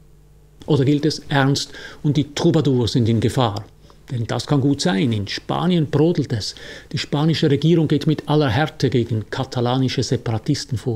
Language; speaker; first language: German; native; German